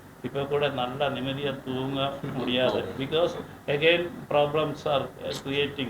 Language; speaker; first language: Tamil; non-native, learner; Malayalam